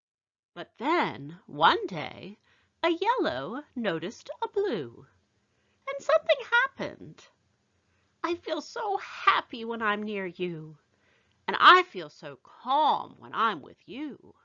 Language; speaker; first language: English; native; English